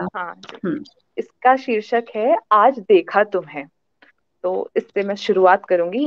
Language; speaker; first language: Hindi; native; Hindi